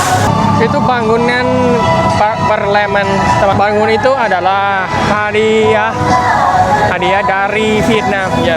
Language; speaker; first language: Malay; non-native, fluent; Vietnamese